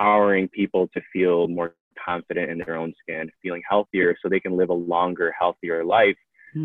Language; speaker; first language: English; native; English